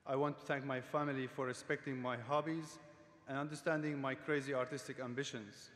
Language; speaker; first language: English; non-native, fluent; Arabic